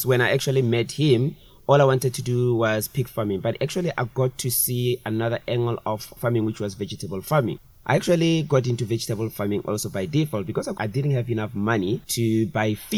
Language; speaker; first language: English; non-native, local second language; Tswana